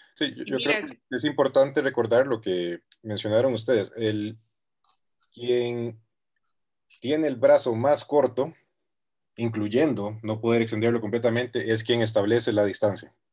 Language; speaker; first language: Spanish; native; Spanish